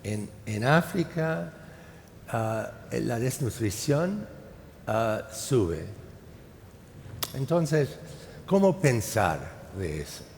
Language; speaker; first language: Spanish; non-native, fluent; English